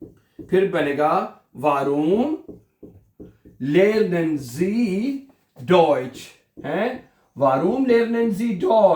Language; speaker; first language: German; non-native, fluent; Urdu